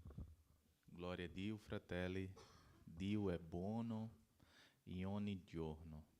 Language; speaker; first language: Italian; non-native, learner; Portuguese